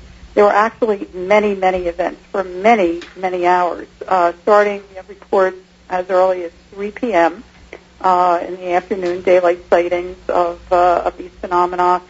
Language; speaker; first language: English; native; English